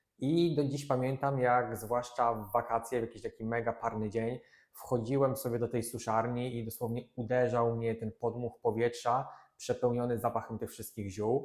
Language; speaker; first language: Polish; native; Polish